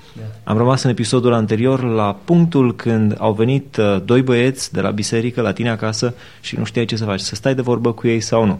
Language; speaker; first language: Romanian; native; Romanian